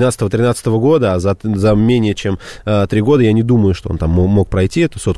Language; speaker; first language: Russian; native; Russian